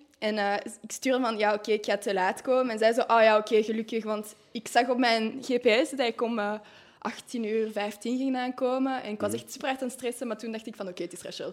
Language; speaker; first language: Dutch; non-native, local second language; French